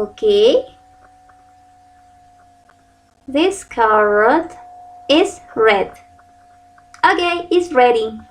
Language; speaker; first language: English; non-native, learner; Spanish